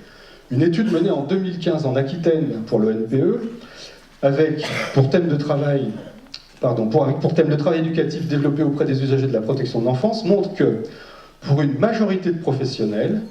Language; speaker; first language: French; native; French